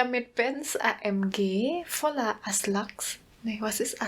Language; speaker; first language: German; non-native, fluent; Indonesian